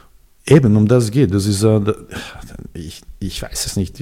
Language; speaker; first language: German; non-native, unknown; Serbian